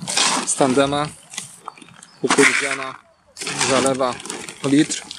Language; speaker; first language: Polish; native; Polish